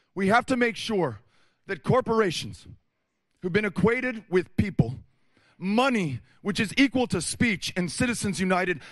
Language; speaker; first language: English; native; English